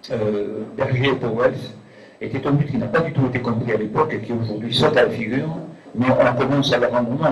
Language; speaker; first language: French; native; French